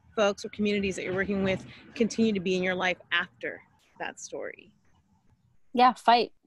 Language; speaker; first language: English; native; English